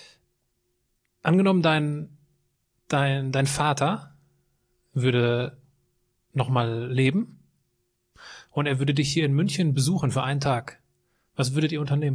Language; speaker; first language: German; native; German